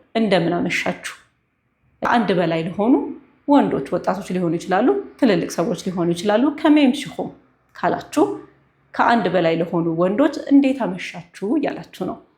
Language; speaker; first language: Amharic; non-native, local second language; Tigrinya